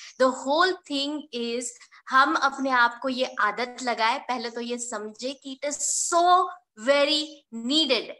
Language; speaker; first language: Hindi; non-native, local second language; Marathi